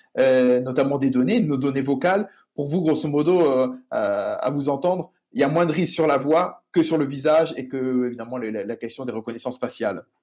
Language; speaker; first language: French; native; French